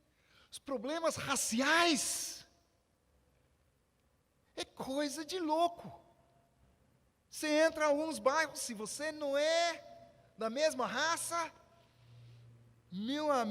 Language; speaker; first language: Portuguese; non-native, fluent; English